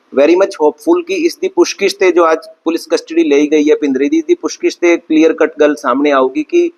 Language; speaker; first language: Hindi; non-native, local second language; Punjabi